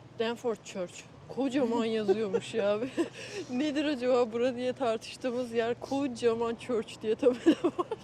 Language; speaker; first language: Turkish; native; Turkish